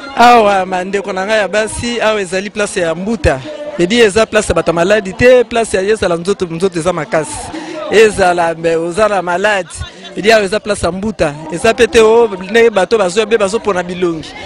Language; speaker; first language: Lingala; non-native, local second language; Kongo